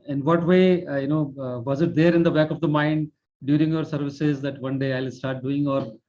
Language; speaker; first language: English; non-native, local second language; Hindi